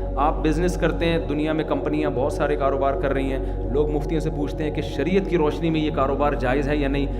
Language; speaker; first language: Urdu; native; Urdu